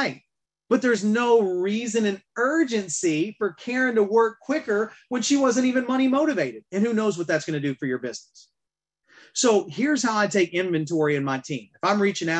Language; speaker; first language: English; native; English